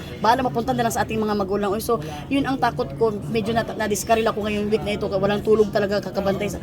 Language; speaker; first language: Filipino; non-native, local second language; Cebuano